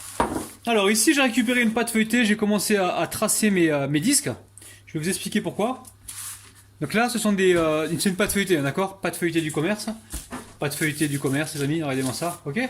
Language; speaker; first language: French; native; French